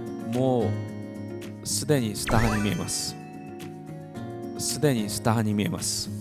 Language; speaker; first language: Japanese; non-native, fluent; Korean